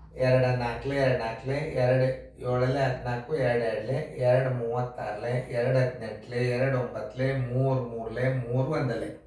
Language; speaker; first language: Kannada; native; Kannada